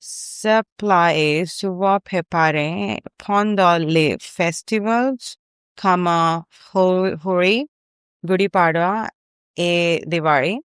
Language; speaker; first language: French; non-native, learner; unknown